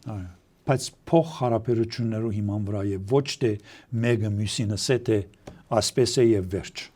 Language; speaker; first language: Armenian; early bilingual, heritage; Armenian